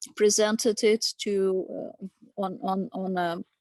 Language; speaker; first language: English; non-native, fluent; Ukrainian